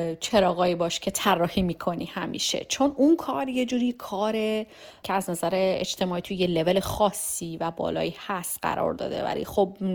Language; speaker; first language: Persian; native; Persian